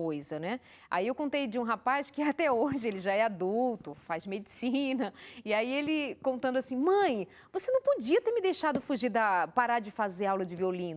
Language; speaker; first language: Portuguese; native; Portuguese